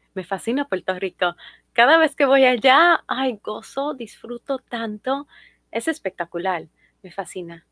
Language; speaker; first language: Spanish; native; Spanish